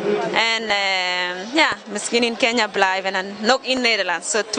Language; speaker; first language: Dutch; non-native, learner; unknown